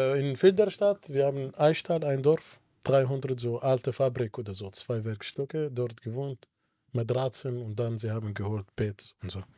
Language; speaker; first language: German; non-native, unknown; Arabic